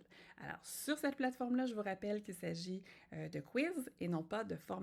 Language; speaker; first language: French; native; French